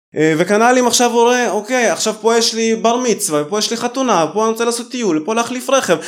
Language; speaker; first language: Hebrew; early bilingual, other home language; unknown